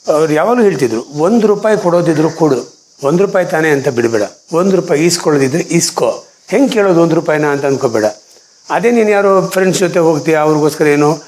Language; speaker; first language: Kannada; non-native, local second language; Konkani